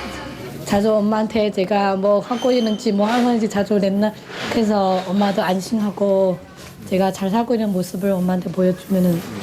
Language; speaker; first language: Korean; non-native, learner; Chinese